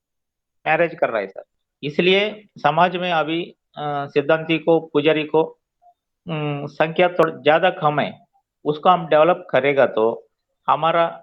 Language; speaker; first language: Hindi; non-native, local second language; Telugu